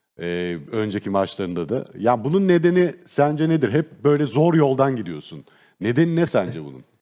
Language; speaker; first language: Turkish; native; Turkish